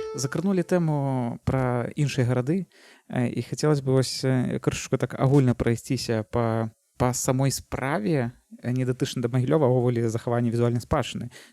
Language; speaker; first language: Belarusian; non-native, local second language; Russian